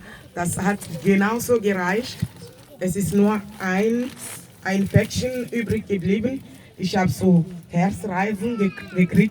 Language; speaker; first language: German; non-native, fluent; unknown